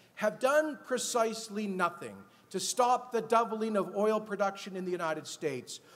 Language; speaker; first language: English; native; English